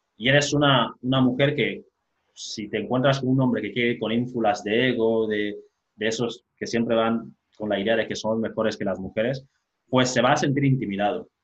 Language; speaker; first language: Spanish; non-native, local second language; Fang